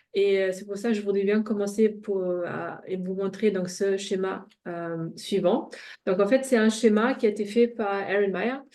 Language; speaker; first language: French; non-native, fluent; German